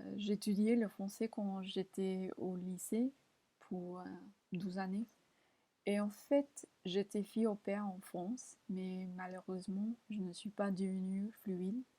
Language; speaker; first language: French; non-native, learner; English